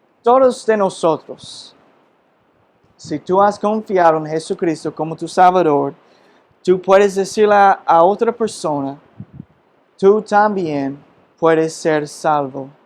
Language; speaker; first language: Spanish; non-native, fluent; English